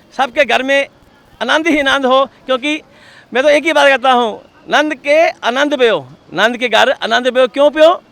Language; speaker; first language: Hindi; non-native, local second language; Punjabi